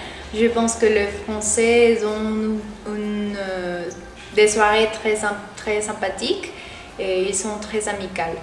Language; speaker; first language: French; non-native, learner; Spanish